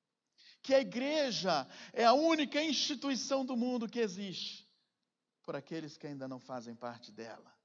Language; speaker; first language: Portuguese; native; Portuguese